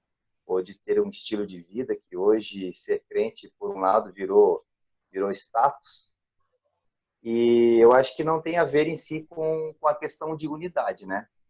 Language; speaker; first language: Portuguese; native; Portuguese